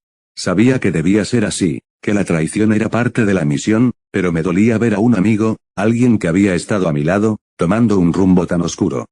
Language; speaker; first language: Spanish; native; Spanish